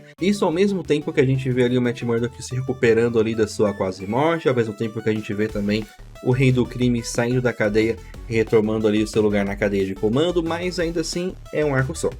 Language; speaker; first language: Portuguese; native; Portuguese